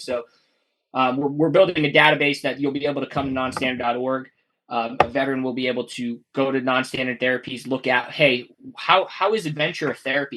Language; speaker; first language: English; native; English